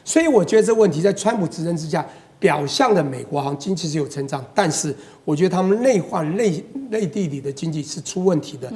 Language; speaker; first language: Chinese; native; Chinese